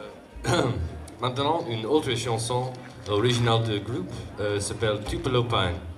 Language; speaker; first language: French; non-native, learner; English